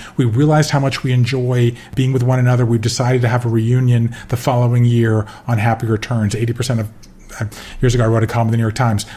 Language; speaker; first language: English; native; English